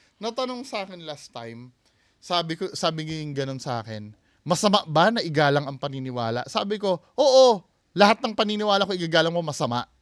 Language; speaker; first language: Filipino; native; Filipino